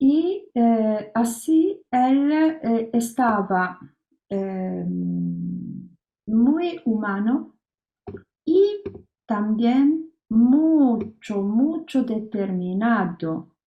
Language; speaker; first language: Spanish; non-native, learner; Italian